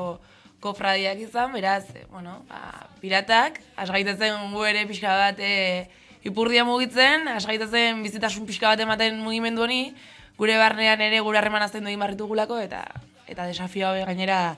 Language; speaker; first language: Basque; native; Basque